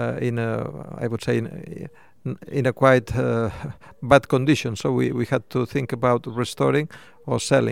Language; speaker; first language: English; non-native, fluent; Spanish